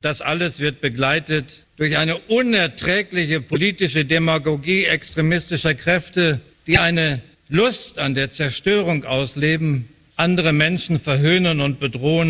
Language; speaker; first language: German; native; German